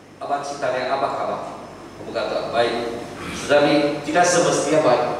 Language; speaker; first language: Malay; non-native, local second language; Chinese